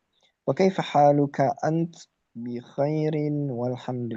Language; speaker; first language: Arabic; non-native, learner; Indonesian